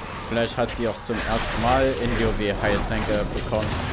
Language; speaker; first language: German; native; German